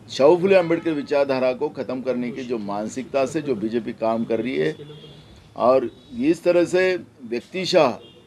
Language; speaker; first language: Hindi; non-native, local second language; Marathi